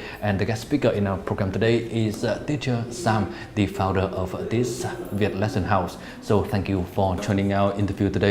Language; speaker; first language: English; non-native, fluent; Vietnamese